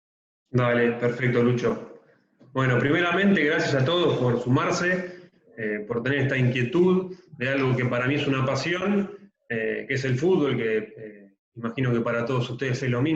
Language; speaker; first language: Spanish; native; Spanish